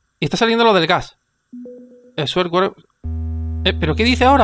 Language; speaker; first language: Spanish; native; Spanish